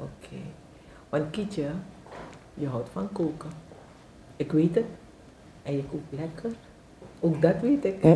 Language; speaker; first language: Dutch; non-native, local second language; Javanese